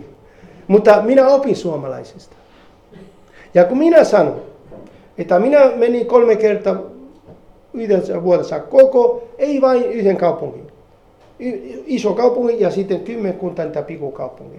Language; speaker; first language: Finnish; non-native, fluent; Spanish